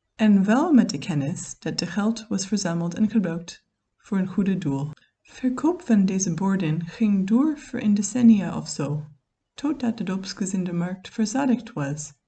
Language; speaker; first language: Dutch; non-native, fluent; English